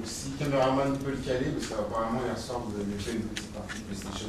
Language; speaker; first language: French; native; French